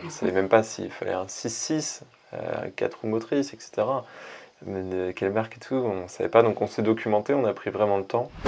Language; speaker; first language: French; native; French